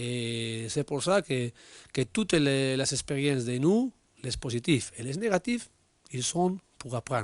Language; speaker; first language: French; non-native, learner; Spanish